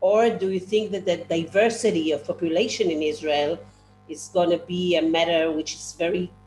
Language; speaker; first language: English; non-native, fluent; Hebrew